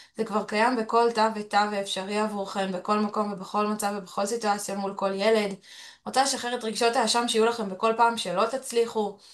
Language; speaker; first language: Hebrew; early bilingual, other home language; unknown